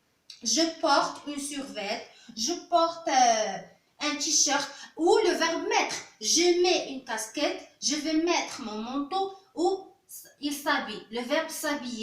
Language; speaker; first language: French; non-native, local second language; Arabic